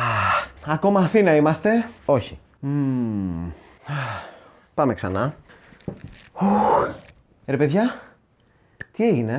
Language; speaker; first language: Greek; native; Greek